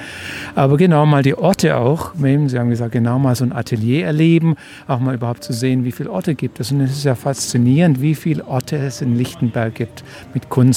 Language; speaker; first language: German; native; German